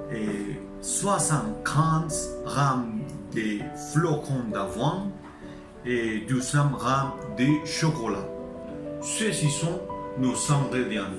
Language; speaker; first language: French; non-native, learner; Spanish